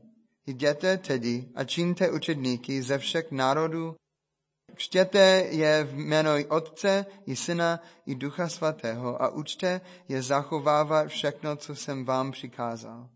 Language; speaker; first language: Czech; non-native, fluent; English